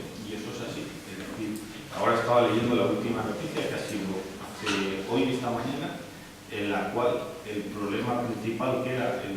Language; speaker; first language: Spanish; native; Spanish